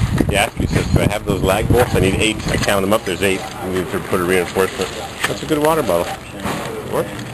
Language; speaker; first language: English; early bilingual, other home language; French